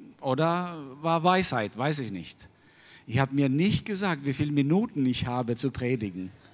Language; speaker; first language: German; non-native, fluent; Albanian